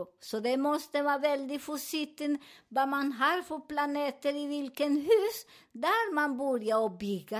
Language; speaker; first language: Swedish; non-native, learner; Spanish